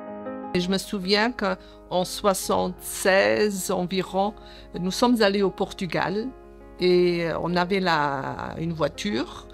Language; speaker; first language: French; early bilingual, other home language; Portuguese